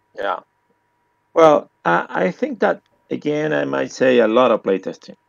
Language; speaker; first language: English; non-native, learner; Spanish